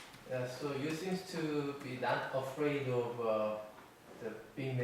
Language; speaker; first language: English; non-native, learner; Korean